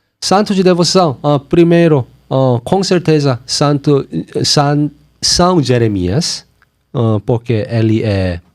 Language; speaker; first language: Portuguese; non-native, learner; Korean